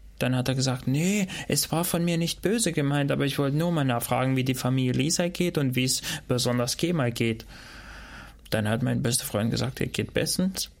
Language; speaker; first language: German; non-native, fluent; Albanian